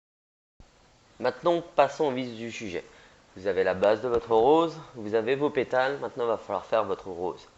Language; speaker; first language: French; native; French